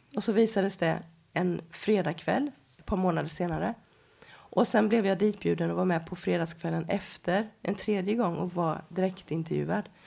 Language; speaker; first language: Swedish; native; Swedish